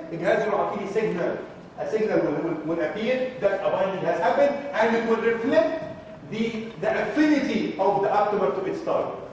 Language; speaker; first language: English; non-native, fluent; Arabic